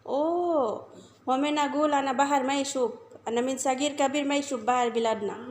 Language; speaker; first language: Arabic; non-native, learner; Bangla